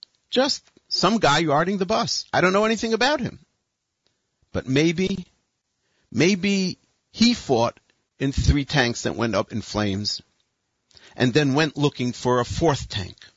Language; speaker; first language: English; native; English